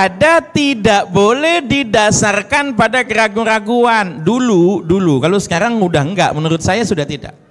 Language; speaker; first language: Indonesian; native; Indonesian